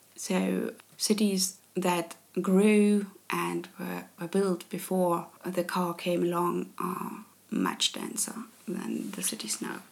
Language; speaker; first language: English; non-native, fluent; German